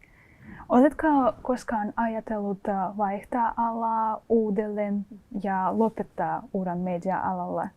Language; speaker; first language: Finnish; non-native, fluent; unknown